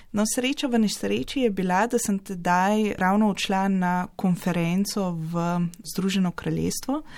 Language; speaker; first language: Slovenian; native; Slovenian